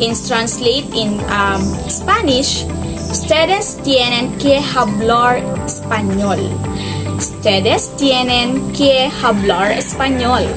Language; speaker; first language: Spanish; non-native, learner; Filipino